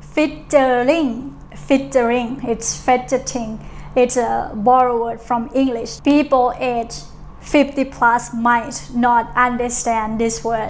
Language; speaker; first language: English; non-native, fluent; Thai